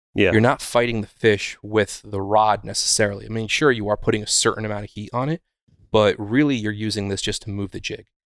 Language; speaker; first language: English; native; English